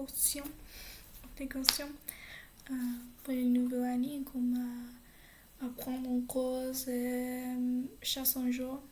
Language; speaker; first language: French; non-native, learner; English